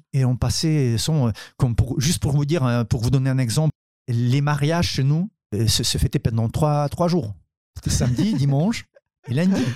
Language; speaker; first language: French; non-native, fluent; Ukrainian